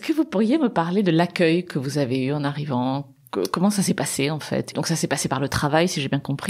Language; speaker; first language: French; native; French